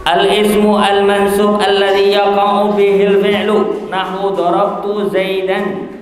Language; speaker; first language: Arabic; non-native, fluent; Indonesian